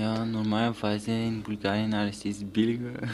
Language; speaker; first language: German; non-native, learner; Bulgarian